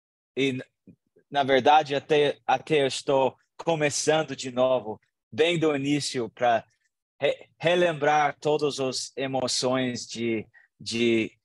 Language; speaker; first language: Portuguese; non-native, learner; English